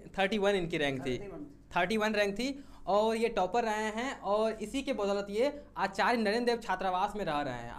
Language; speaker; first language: Hindi; native; Hindi